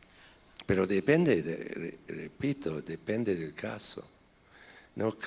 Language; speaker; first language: Spanish; non-native, fluent; English